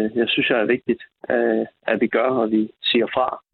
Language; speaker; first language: Danish; native; Danish